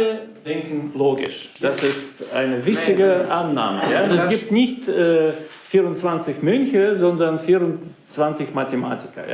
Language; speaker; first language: German; non-native, fluent; Russian